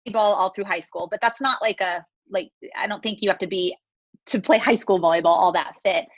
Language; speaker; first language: English; native; English